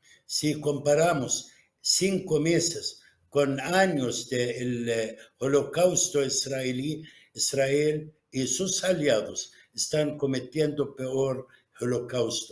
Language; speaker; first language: Spanish; non-native, fluent; Arabic